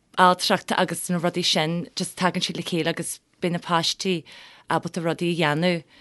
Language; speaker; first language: Irish; non-native, local second language; English